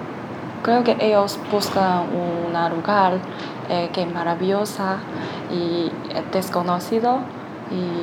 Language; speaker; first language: Spanish; non-native, learner; Chinese